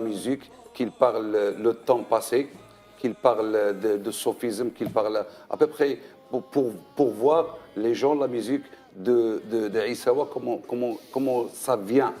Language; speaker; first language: French; non-native, learner; Arabic